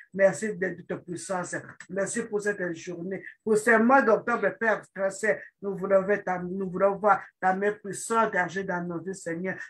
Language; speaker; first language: French; non-native, local second language; Lingala